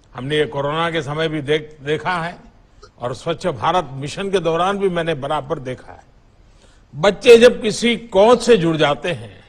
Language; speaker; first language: Hindi; non-native, local second language; Gujarati